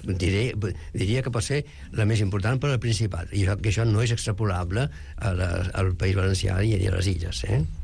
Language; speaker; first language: Catalan; non-native, local second language; Spanish